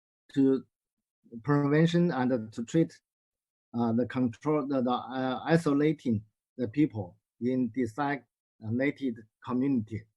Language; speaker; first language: English; non-native, learner; Chinese